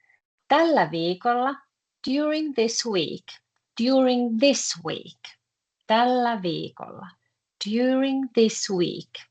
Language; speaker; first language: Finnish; non-native, fluent; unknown